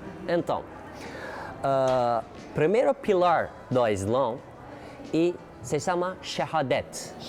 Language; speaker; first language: Portuguese; non-native, learner; Turkish